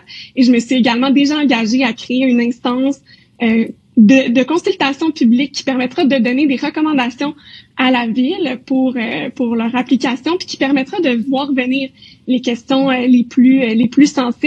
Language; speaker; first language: French; native; French